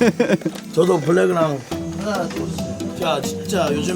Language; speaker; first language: Korean; native; Korean